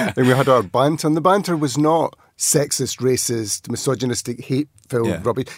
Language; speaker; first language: English; native; English